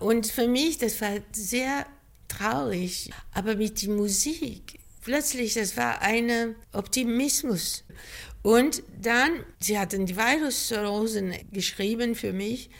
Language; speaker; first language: German; non-native, fluent; Greek